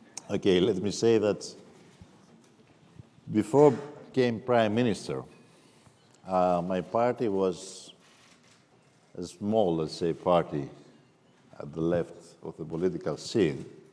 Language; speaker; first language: English; non-native, fluent; Greek